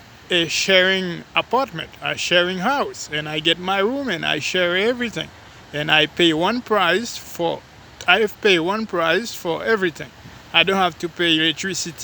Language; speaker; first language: English; non-native, learner; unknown